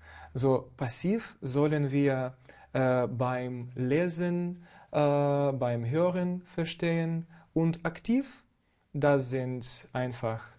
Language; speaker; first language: German; non-native, fluent; Ukrainian